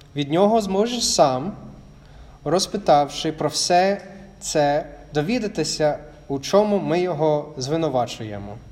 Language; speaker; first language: Ukrainian; non-native, fluent; English